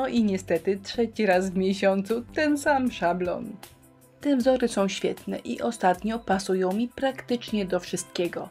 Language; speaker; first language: Polish; native; Polish